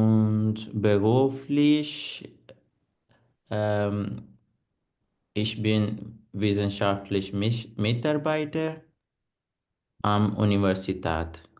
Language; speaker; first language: German; non-native, learner; Punjabi